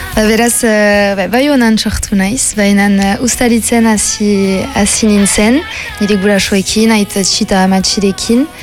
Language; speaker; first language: Basque; non-native, local second language; French